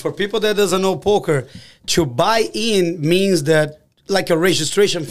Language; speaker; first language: English; non-native, fluent; Portuguese